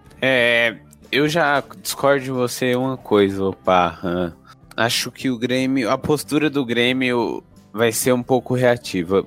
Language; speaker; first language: Portuguese; native; Portuguese